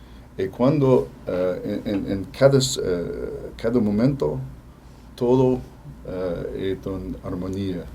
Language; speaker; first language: Spanish; non-native, fluent; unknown